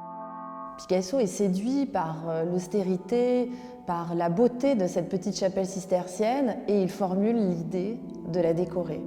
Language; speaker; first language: French; native; French